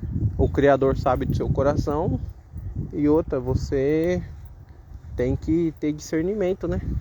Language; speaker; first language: Portuguese; native; Portuguese